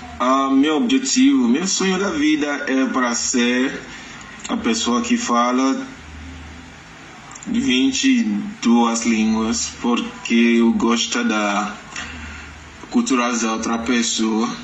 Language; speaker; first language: Portuguese; non-native, learner; Yoruba